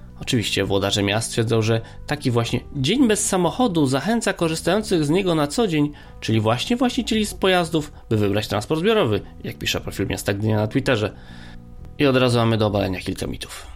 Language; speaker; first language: Polish; native; Polish